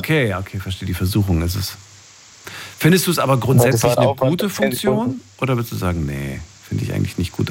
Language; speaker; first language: German; native; German